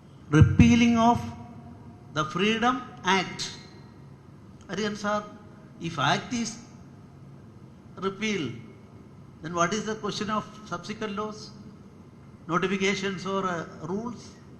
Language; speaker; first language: English; non-native, local second language; Malayalam